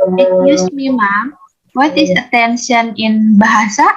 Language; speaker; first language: English; non-native, learner; Indonesian